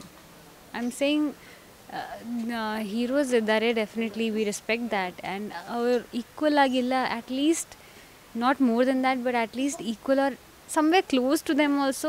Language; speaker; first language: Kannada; non-native, fluent; Hindi